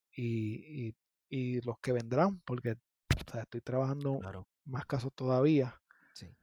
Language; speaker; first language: Spanish; native; Spanish